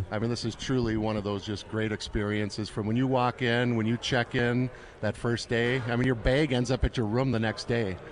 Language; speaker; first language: English; native; English